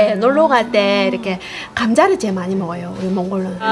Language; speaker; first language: Korean; non-native, learner; Mongolian